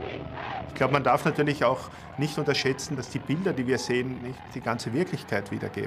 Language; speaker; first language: German; native; German